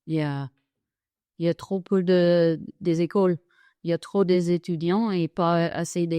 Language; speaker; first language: French; non-native, fluent; English